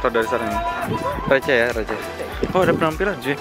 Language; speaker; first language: Indonesian; native; Indonesian